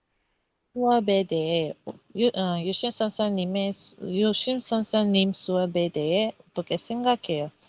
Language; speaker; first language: Korean; non-native, learner; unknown